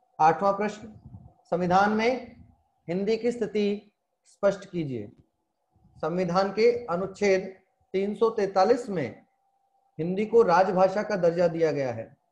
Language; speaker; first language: Hindi; native; Hindi